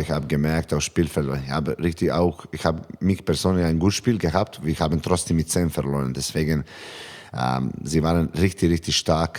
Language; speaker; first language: German; non-native, learner; Serbian